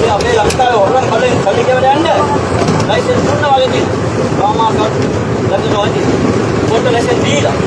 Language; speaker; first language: Sinhala; non-native, local second language; Tamil